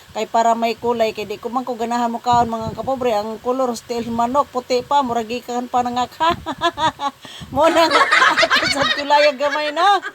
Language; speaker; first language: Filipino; non-native, local second language; Cebuano